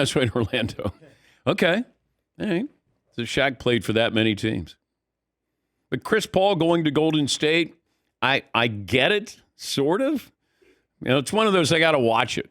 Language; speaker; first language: English; native; English